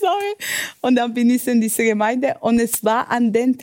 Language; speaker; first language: German; non-native, fluent; Spanish